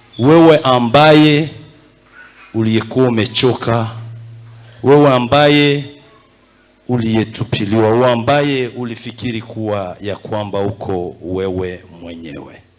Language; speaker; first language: Swahili; native; Swahili